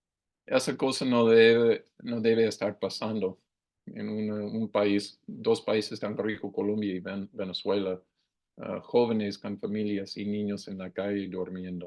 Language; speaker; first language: Spanish; non-native, learner; English